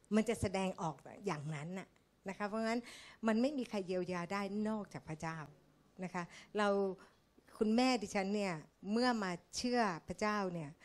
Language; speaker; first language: Thai; native; Thai